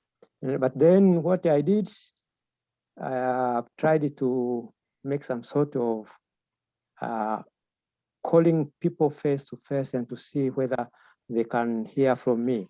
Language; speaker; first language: English; non-native, local second language; Swahili